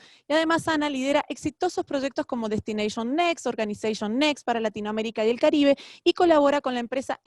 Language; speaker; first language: Spanish; native; Spanish